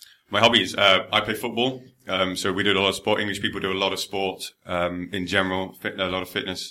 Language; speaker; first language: English; native; English